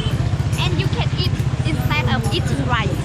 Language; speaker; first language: English; non-native, learner; Vietnamese